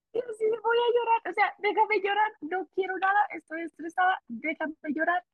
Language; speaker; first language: Spanish; early bilingual, heritage; Spanish